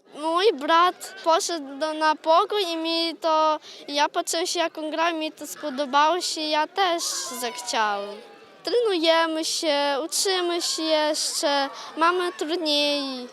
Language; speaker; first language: Polish; early bilingual, heritage; Polish